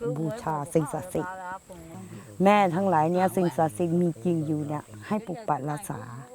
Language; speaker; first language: Thai; non-native, local second language; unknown